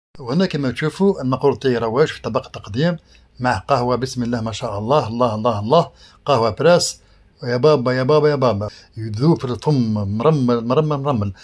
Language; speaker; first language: Arabic; native; Arabic